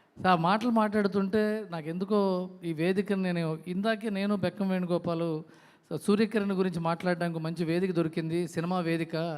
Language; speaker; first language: Telugu; native; Telugu